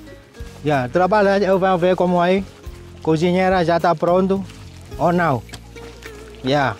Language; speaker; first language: Portuguese; non-native, learner; Vietnamese